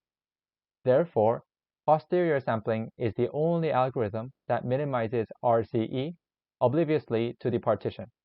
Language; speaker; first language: English; non-native, learner; Korean